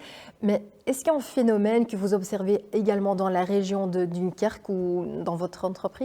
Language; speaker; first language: French; non-native, local second language; Dutch